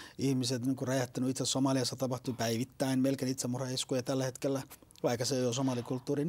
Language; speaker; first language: Finnish; non-native, fluent; Somali